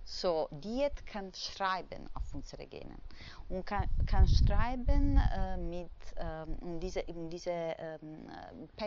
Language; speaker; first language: German; non-native, fluent; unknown